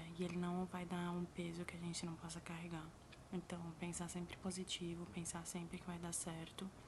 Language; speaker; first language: Portuguese; early bilingual, other home language; Arabic